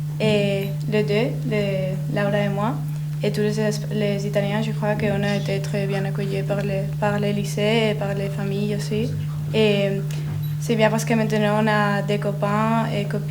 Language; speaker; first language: French; non-native, learner; Italian